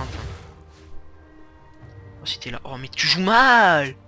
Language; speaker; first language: French; native; French